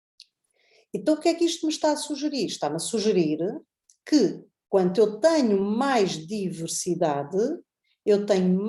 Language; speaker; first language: Portuguese; native; Portuguese